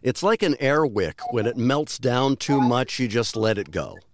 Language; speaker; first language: English; native; English